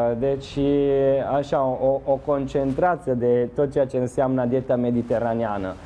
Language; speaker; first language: Romanian; non-native, fluent; Italian